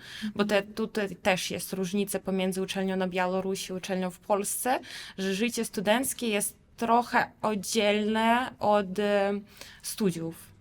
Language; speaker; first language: Polish; non-native, fluent; Russian